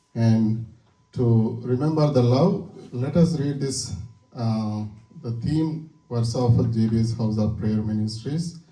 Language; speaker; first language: English; non-native, local second language; Telugu